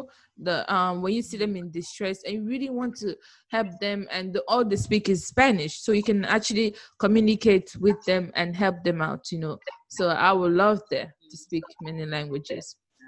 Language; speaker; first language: English; non-native, local second language; Igbo